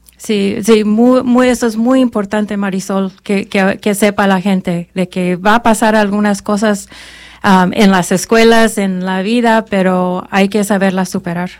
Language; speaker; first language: Spanish; early bilingual, other home language; English